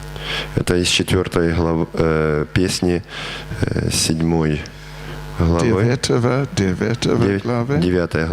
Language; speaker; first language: Russian; native; Russian